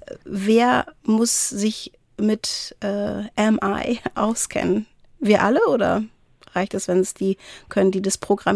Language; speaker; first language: German; native; German